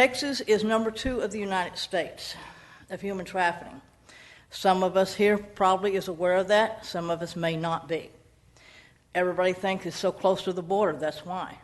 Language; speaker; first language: English; native; English